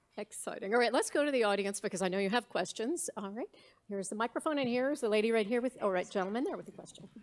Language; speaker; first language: English; native; English